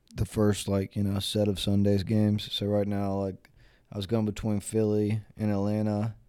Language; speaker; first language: English; native; English